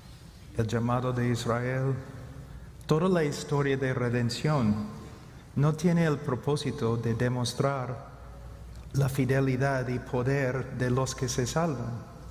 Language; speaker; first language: Spanish; non-native, fluent; English